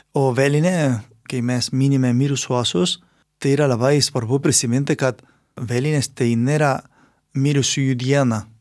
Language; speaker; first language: Lithuanian; non-native, fluent; Spanish